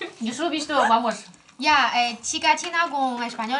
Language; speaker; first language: Spanish; non-native, learner; Chinese